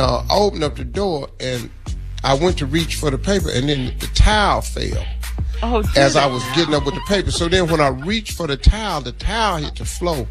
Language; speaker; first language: English; native; English